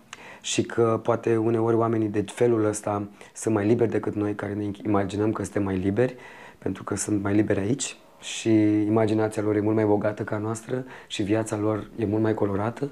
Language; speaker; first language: Romanian; native; Romanian